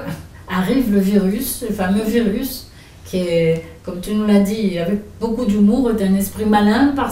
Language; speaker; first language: French; native; French